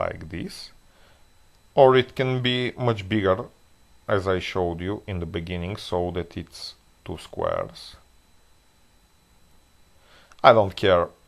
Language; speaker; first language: English; non-native, fluent; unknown